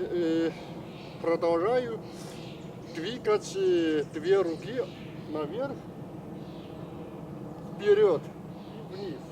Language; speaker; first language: Russian; non-native, learner; Chinese